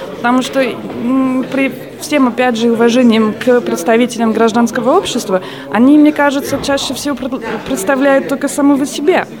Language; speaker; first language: Russian; non-native, fluent; French